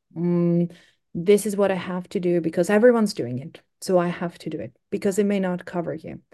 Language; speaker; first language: English; non-native, fluent; Greek